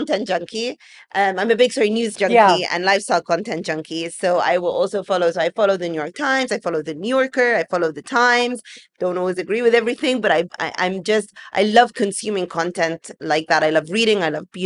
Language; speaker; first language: English; native; English